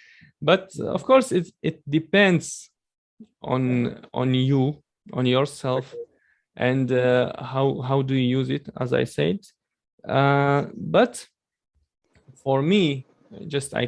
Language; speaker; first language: English; non-native, learner; Chechen